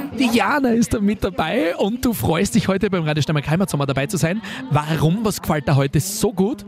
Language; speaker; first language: German; native; German